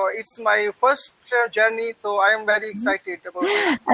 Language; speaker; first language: English; non-native, learner; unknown